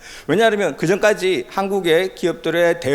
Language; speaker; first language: Korean; native; Korean